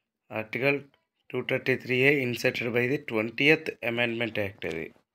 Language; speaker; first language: English; non-native, local second language; Telugu